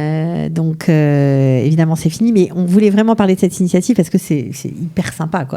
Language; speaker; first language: French; native; French